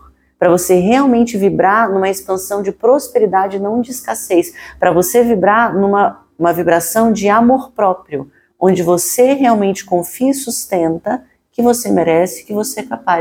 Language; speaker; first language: Portuguese; native; Portuguese